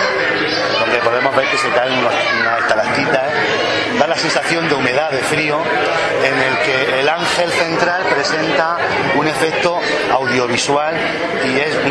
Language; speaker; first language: Spanish; native; Spanish